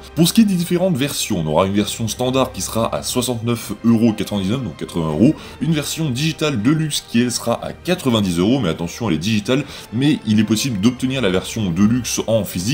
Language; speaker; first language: French; native; French